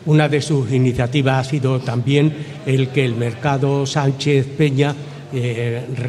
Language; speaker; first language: Spanish; native; Spanish